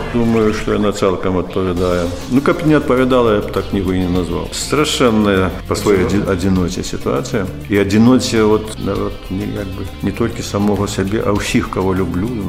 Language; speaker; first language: Belarusian; native; Belarusian